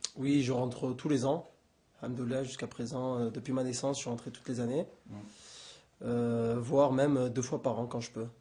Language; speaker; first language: French; early bilingual, other home language; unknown